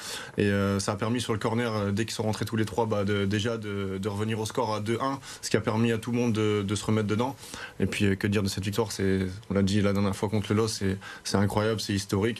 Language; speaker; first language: French; native; French